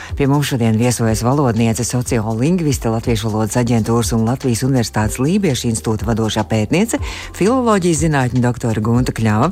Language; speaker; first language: Latvian; native; Latvian